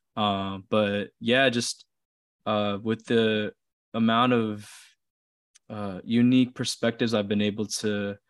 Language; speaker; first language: English; early bilingual, other home language; Filipino